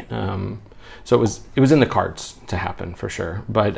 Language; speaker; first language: English; native; English